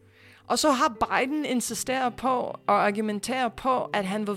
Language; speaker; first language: Danish; non-native, fluent; English